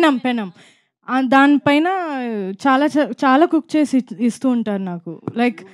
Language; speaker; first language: Telugu; non-native, fluent; Malayalam